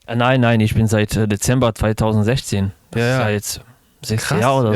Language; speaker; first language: German; non-native, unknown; Bosnian